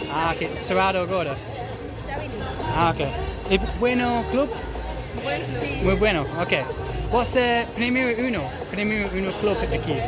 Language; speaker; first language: Spanish; non-native, learner; English